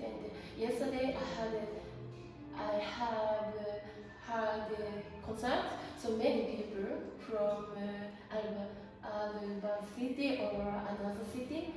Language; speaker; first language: English; non-native, learner; Japanese